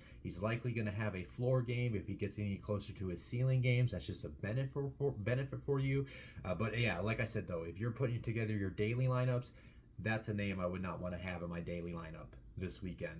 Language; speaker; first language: English; native; English